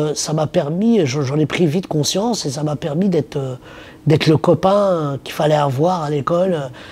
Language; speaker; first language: French; early bilingual, other home language; Arabic